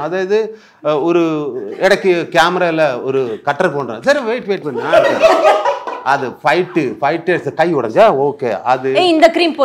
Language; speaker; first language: Tamil; non-native, learner; Malayalam